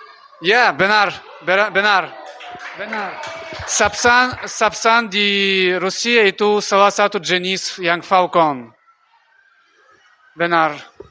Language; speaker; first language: Indonesian; non-native, learner; Russian